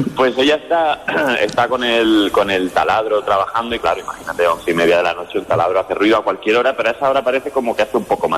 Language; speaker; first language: Spanish; native; Spanish